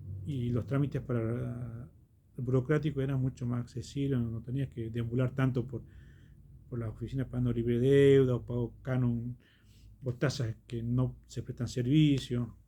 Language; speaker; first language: Spanish; native; Spanish